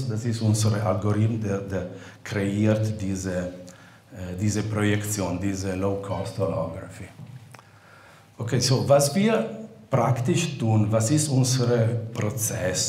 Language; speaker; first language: German; non-native, fluent; Italian